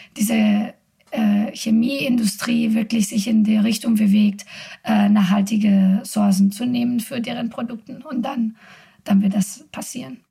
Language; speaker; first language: German; non-native, fluent; Spanish